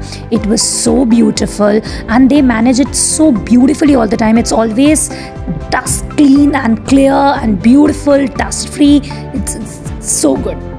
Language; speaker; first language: English; non-native, local second language; Hindi